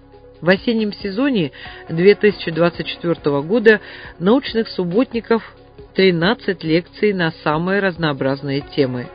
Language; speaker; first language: Russian; native; Russian